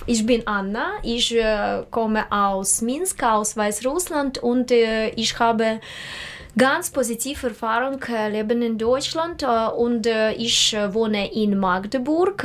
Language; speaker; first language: German; non-native, learner; Russian